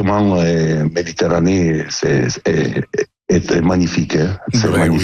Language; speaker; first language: French; non-native, fluent; Italian